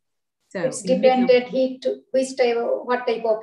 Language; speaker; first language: English; non-native, learner; Bangla